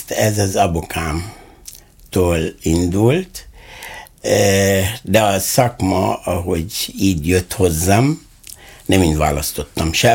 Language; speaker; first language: Hungarian; non-native, fluent; Arabic